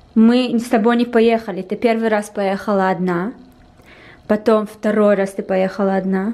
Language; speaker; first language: Russian; early bilingual, heritage; Russian